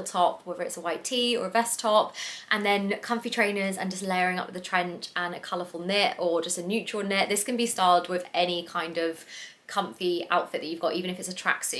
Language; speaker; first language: English; native; English